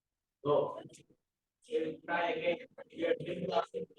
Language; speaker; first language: English; non-native, learner; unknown